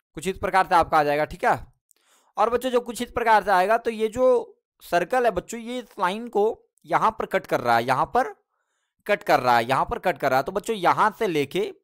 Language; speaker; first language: Hindi; native; Hindi